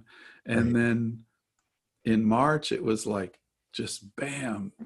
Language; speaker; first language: English; native; English